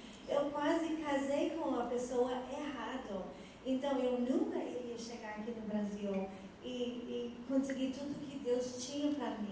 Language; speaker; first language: Portuguese; non-native, fluent; English